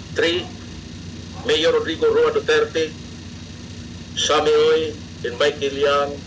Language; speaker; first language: English; non-native, local second language; Cebuano